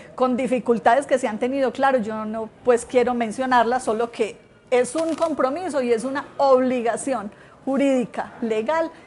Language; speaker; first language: Spanish; native; Spanish